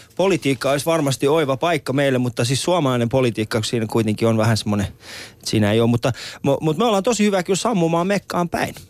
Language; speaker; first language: Finnish; early bilingual, other home language; Persian